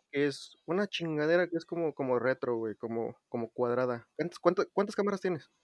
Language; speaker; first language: Spanish; native; Spanish